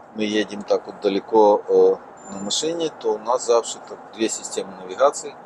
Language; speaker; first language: Russian; non-native, local second language; Ukrainian